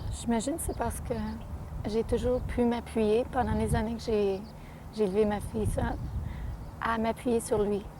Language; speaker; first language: French; non-native, local second language; English